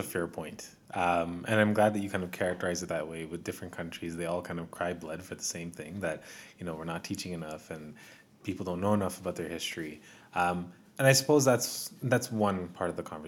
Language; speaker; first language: English; native; English